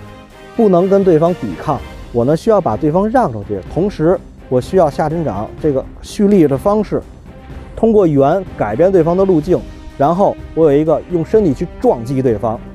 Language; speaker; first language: Chinese; native; Chinese